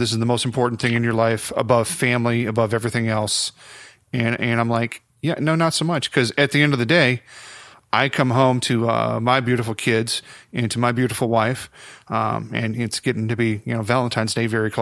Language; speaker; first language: English; native; English